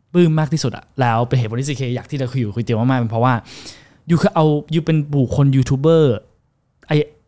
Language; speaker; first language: Thai; non-native, fluent; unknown